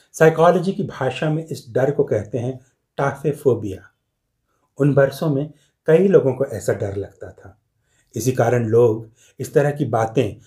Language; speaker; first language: Hindi; native; Hindi